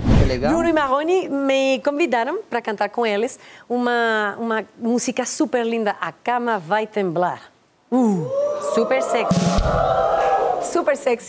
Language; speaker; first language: Portuguese; non-native, fluent; Spanish